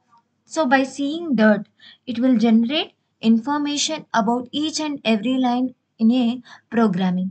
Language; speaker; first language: English; non-native, local second language; Telugu